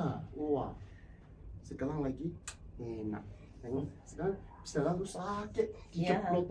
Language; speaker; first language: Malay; non-native, local second language; Cantonese